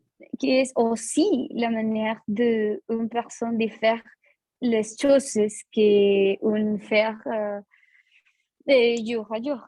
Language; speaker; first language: French; non-native, learner; Spanish